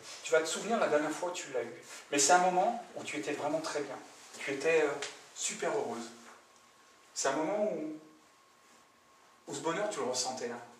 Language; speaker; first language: French; native; French